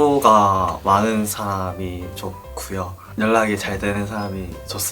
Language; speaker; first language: Korean; native; Korean